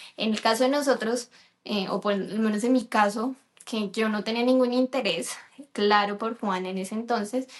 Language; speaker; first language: Spanish; native; Spanish